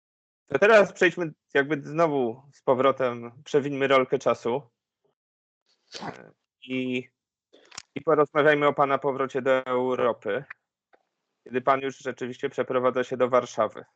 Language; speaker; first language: Polish; native; Polish